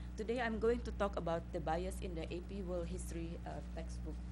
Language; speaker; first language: English; non-native, fluent; Indonesian